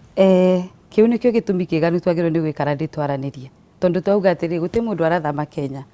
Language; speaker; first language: Kikuyu; native; Kikuyu